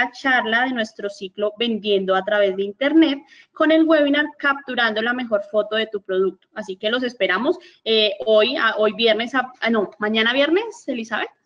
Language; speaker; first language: Spanish; native; Spanish